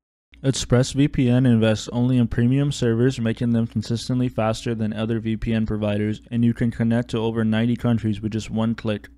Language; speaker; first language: English; native; English